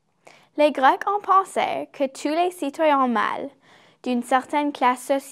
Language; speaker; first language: French; non-native, learner; English